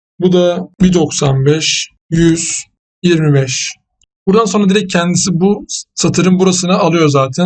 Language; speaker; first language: Turkish; native; Turkish